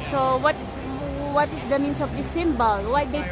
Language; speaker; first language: English; non-native, local second language; Filipino